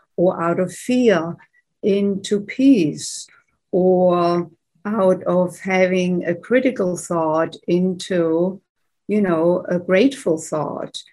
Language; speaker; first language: English; non-native, fluent; German